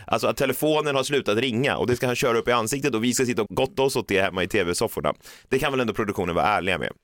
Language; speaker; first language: Swedish; native; Swedish